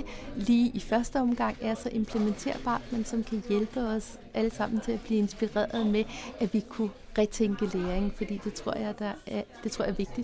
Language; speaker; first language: Danish; native; Danish